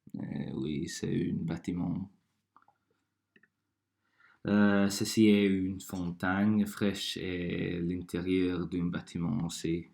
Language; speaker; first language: French; non-native, learner; Croatian